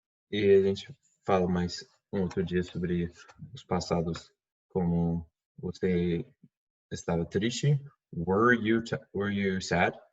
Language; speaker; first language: Portuguese; non-native, fluent; English